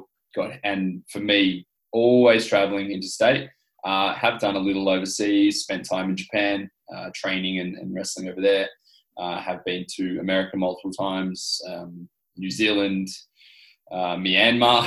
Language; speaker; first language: English; native; English